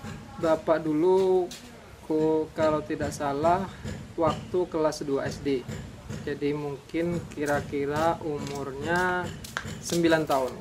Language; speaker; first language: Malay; non-native, local second language; Javanese